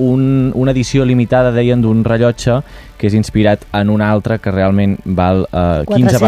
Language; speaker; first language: Catalan; native; Catalan